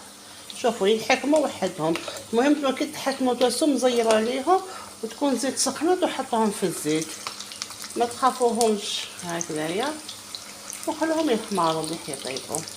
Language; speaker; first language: Arabic; native; Arabic